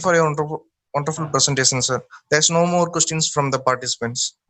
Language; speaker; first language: English; non-native, local second language; Tamil